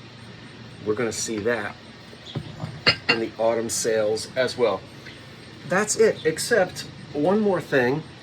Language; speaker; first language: English; native; English